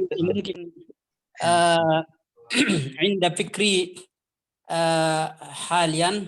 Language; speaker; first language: Arabic; non-native, fluent; Indonesian